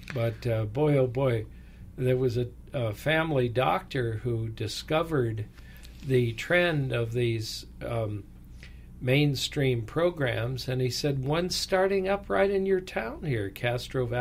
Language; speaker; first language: English; native; English